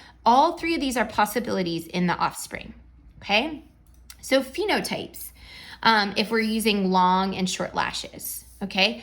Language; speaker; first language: English; native; English